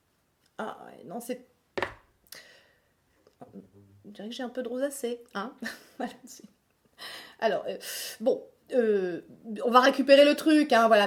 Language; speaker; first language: French; native; French